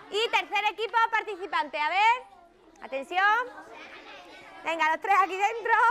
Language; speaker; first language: Spanish; native; Spanish